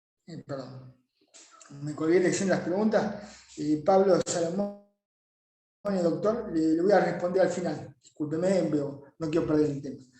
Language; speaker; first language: Spanish; native; Spanish